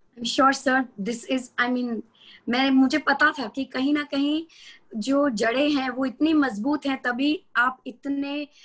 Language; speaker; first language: Hindi; native; Hindi